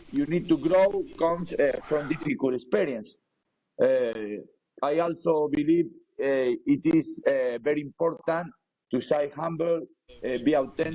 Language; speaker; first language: English; non-native, learner; Spanish